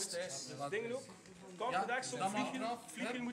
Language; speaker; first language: Dutch; native; Dutch